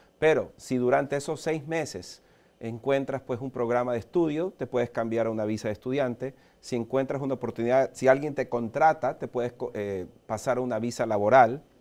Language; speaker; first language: Spanish; early bilingual, heritage; Spanish